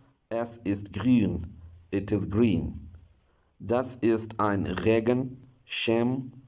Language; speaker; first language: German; non-native, fluent; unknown